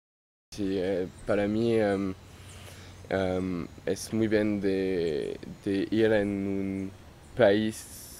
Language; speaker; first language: Spanish; non-native, learner; French